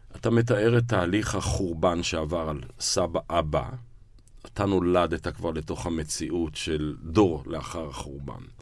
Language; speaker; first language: Hebrew; native; Hebrew